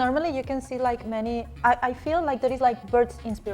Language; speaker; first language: English; non-native, fluent; Spanish